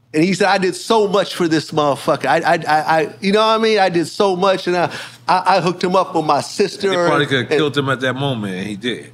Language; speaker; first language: English; native; English